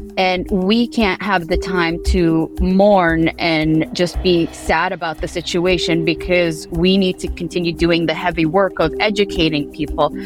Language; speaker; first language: English; early bilingual, heritage; Arabic